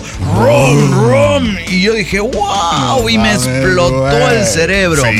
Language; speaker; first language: Spanish; native; Spanish